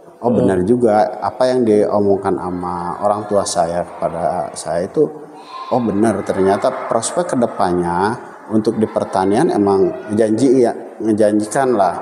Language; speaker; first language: Indonesian; native; Indonesian